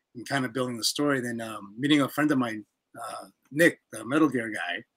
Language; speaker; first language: English; native; English